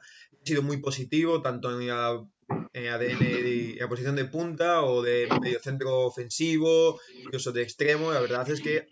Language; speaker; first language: Spanish; native; Spanish